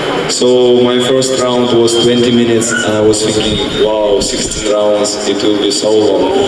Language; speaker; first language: English; non-native, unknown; Russian